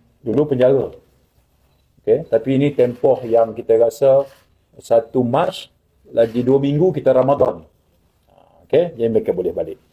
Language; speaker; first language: Malay; native; Malay